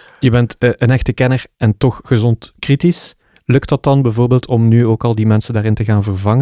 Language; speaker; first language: Dutch; native; Dutch